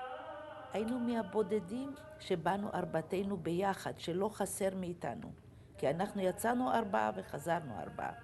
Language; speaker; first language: Hebrew; early bilingual, other home language; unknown